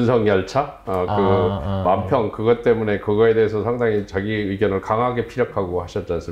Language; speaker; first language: Korean; native; Korean